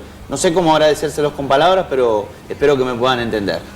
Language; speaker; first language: Spanish; native; Spanish